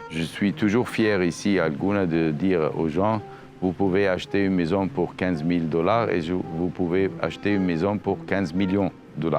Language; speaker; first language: French; non-native, fluent; Arabic